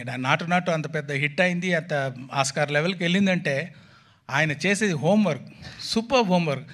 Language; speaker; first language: Telugu; non-native, local second language; Tamil